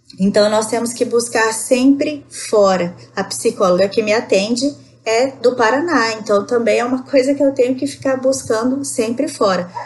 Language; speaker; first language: Portuguese; native; Portuguese